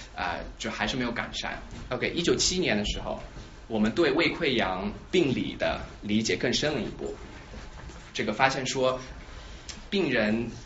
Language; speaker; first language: Chinese; native; Chinese